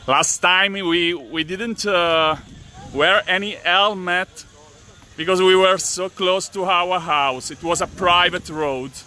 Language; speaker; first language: English; non-native, fluent; Italian